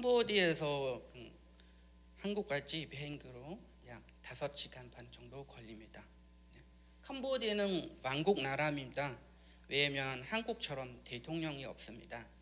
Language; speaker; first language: Korean; non-native, learner; Khmer